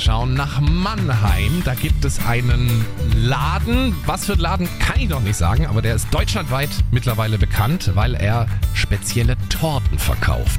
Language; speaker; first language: German; native; German